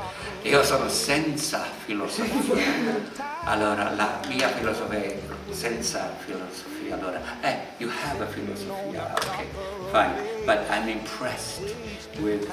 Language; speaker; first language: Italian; non-native, learner; German